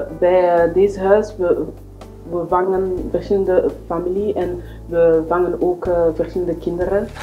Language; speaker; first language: Dutch; non-native, learner; French